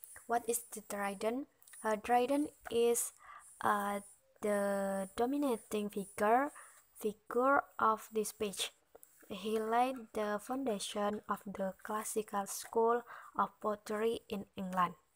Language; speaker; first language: English; non-native, learner; Indonesian